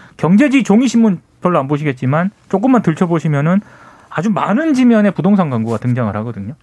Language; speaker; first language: Korean; native; Korean